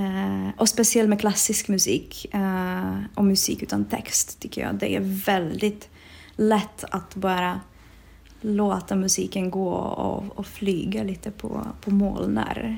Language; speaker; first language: Swedish; non-native, fluent; Czech